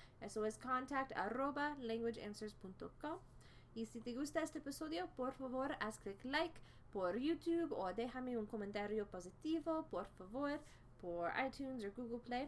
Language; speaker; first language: Spanish; non-native, fluent; English